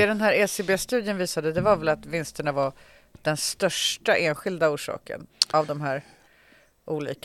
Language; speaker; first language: Swedish; native; Swedish